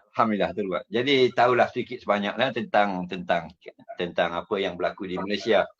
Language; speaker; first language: Malay; native; Malay